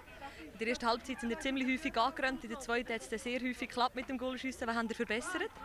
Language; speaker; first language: German; native; German